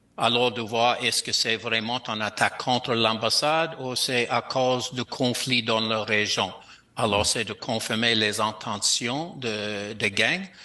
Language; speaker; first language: Haitian Creole; non-native, fluent; English